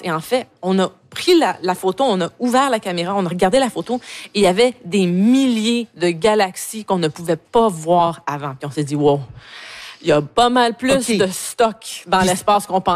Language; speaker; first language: French; native; French